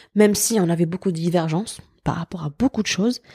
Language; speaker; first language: French; non-native, local second language; Arabic